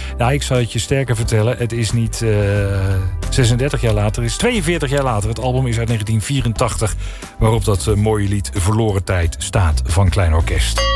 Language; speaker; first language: Dutch; native; Dutch